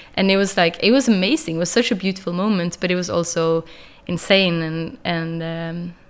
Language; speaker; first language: English; non-native, fluent; Norwegian